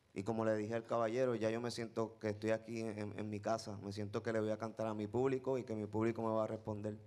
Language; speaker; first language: Spanish; native; Spanish